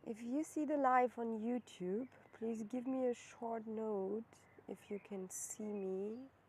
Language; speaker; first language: English; non-native, fluent; German